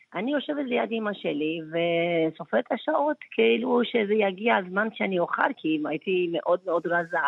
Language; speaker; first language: Hebrew; early bilingual, other home language; Persian